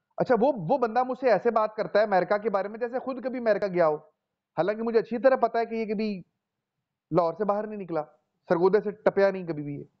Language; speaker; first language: Urdu; non-native, local second language; Punjabi